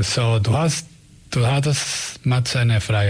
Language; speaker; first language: German; non-native, learner; Spanish